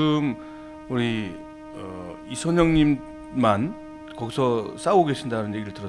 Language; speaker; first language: Korean; native; Korean